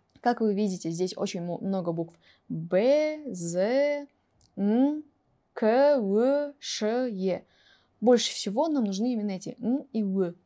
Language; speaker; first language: Russian; non-native, local second language; Kara-Kalpak